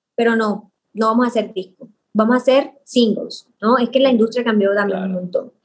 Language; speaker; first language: Spanish; native; Spanish